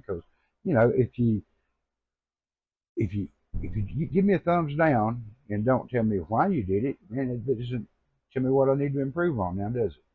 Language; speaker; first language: English; native; English